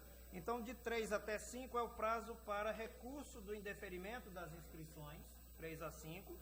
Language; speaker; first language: Portuguese; native; Portuguese